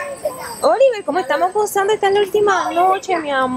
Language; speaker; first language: Spanish; native; Spanish